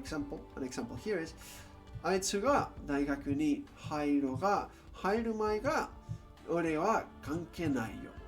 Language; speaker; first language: Japanese; non-native, learner; English